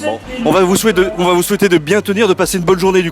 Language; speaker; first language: French; native; French